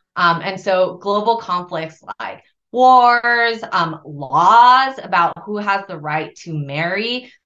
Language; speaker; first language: English; native; English